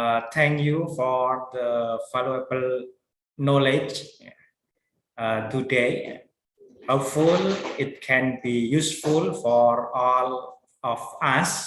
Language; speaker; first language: English; non-native, learner; Indonesian